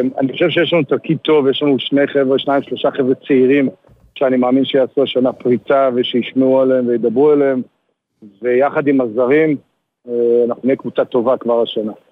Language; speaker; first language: Hebrew; native; Hebrew